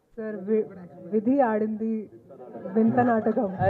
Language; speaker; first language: Telugu; non-native, fluent; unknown